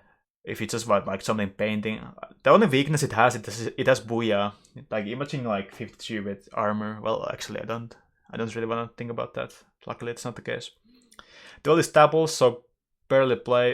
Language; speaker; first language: English; non-native, fluent; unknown